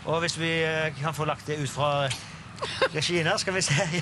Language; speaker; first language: Norwegian; native; Norwegian